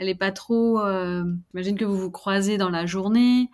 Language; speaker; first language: French; native; French